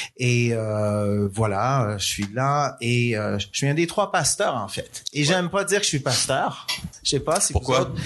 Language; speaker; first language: French; native; French